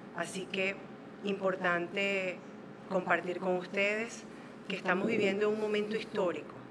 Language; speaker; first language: Spanish; native; Spanish